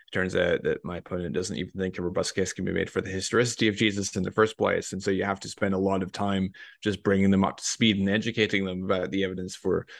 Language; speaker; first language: English; native; English